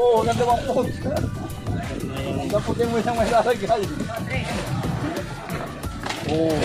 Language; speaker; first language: Filipino; native; Filipino